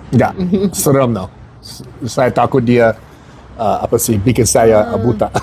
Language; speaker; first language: Indonesian; non-native, learner; English